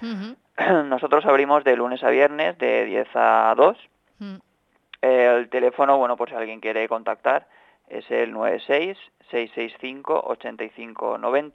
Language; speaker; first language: Spanish; native; Spanish